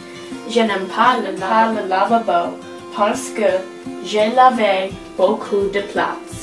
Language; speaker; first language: French; non-native, learner; English